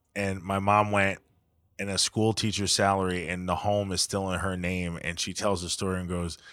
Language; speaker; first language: English; native; English